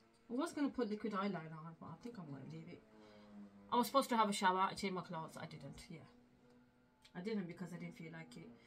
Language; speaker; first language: English; early bilingual, other home language; Punjabi